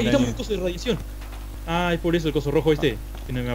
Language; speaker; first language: Spanish; native; Spanish